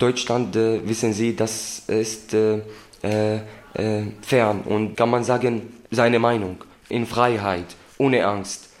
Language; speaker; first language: German; non-native, learner; Arabic